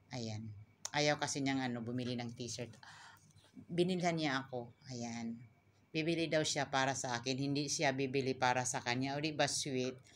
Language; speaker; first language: Filipino; non-native, local second language; Surigaonon